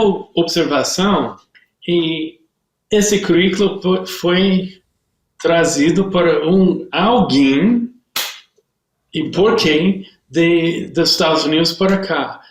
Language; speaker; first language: Portuguese; non-native, learner; English